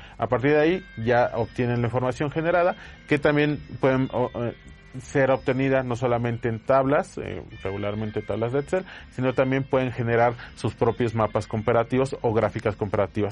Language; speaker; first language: Spanish; native; Spanish